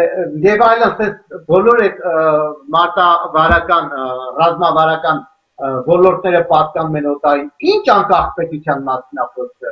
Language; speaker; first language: Armenian; native; Armenian